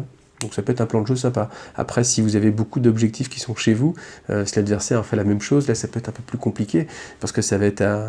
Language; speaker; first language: French; native; French